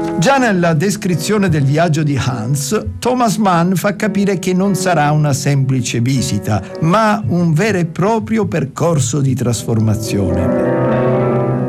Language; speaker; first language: Italian; native; Italian